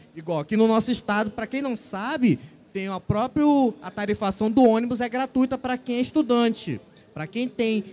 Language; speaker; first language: Portuguese; native; Portuguese